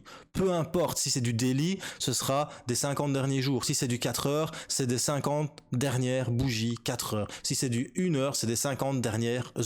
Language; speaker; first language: French; native; French